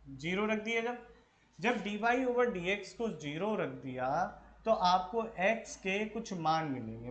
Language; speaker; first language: Hindi; native; Hindi